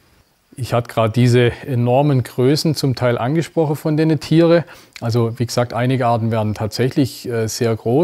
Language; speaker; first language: German; native; German